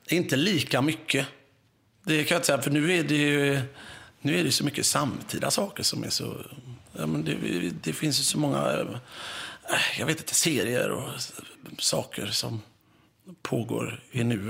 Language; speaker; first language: Swedish; native; Swedish